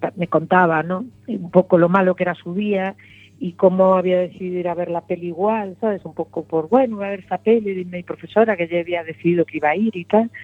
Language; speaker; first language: Spanish; native; Spanish